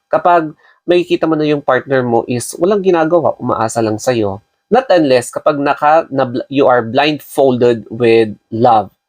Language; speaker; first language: Filipino; non-native, local second language; Iloko